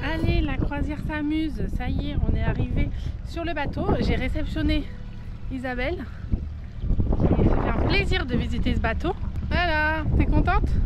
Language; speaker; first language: French; native; French